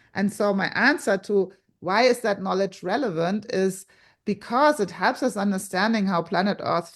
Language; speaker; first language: English; non-native, fluent; German